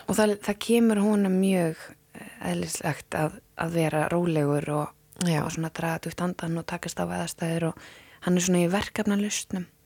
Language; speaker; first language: Icelandic; native; Icelandic